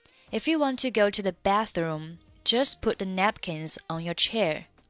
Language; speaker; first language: English; non-native, fluent; Chinese